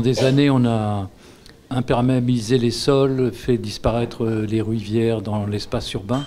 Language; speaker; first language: French; native; French